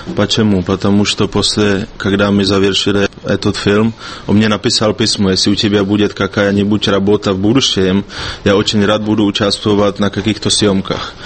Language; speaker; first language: Russian; non-native, fluent; Czech